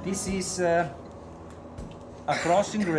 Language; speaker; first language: English; non-native, learner; Italian